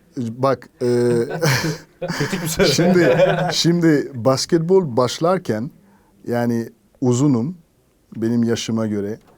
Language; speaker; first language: Turkish; non-native, fluent; French